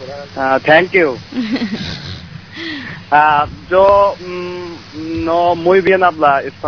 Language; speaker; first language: Spanish; non-native, learner; Bangla